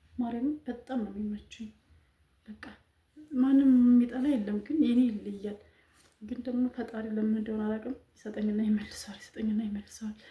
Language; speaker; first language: Amharic; native; Amharic